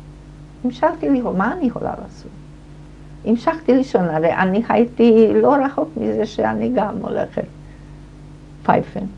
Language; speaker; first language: Hebrew; non-native, fluent; German